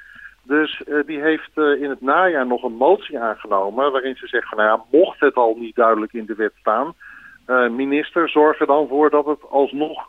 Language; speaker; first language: Dutch; native; Dutch